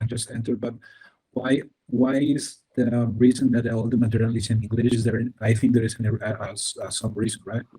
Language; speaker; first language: English; non-native, fluent; Spanish